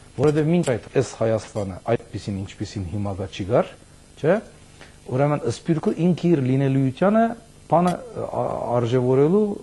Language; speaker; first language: Armenian; early bilingual, heritage; Armenian